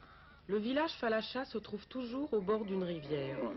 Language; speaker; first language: French; native; French